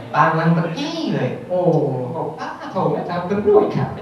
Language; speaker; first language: Thai; non-native, fluent; English